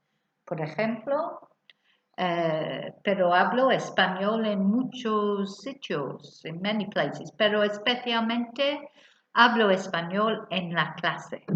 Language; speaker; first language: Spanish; non-native, fluent; English